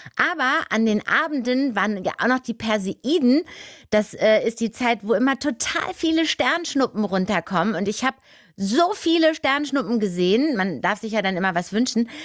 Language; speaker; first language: German; native; German